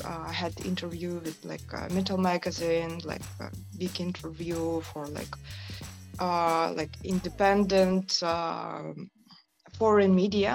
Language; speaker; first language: English; non-native, fluent; Yakut